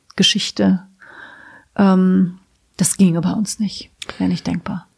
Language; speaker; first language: German; native; German